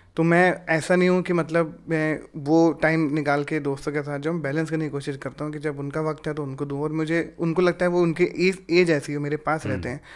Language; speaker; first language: Hindi; native; Hindi